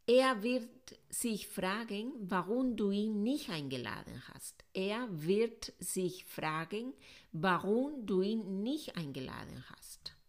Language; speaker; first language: German; non-native, fluent; Spanish